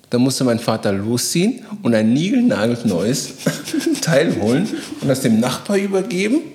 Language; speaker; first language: German; native; German